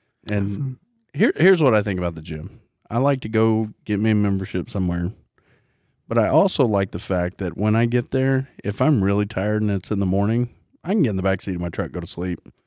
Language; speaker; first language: English; native; English